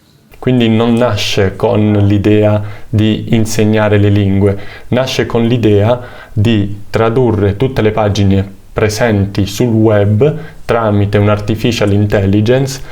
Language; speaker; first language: Italian; native; Italian